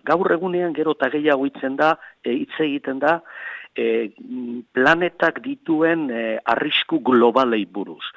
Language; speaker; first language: Basque; native; Basque